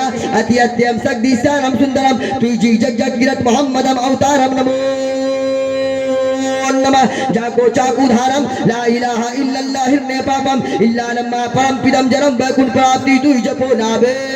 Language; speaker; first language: Hindi; native; Hindi